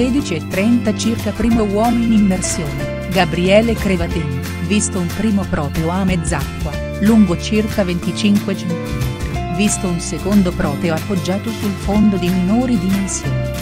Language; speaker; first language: Italian; native; Italian